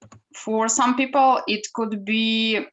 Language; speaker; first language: English; non-native, learner; Ukrainian